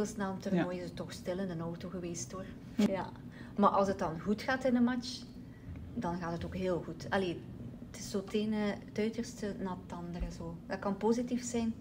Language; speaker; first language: Dutch; native; Dutch